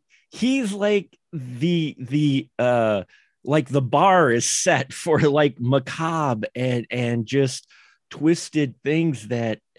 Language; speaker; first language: English; native; English